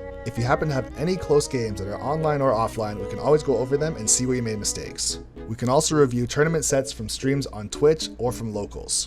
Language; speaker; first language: English; native; English